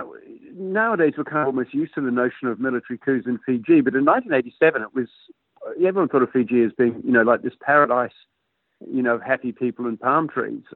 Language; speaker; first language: English; native; English